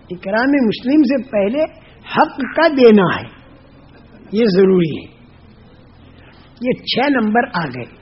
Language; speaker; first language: Urdu; non-native, local second language; Gujarati